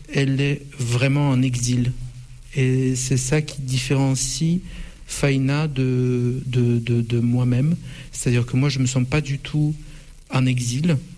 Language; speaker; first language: French; non-native, fluent; Russian